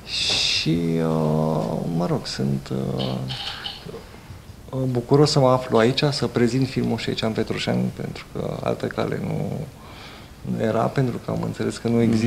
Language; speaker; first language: Romanian; early bilingual, heritage; Romanian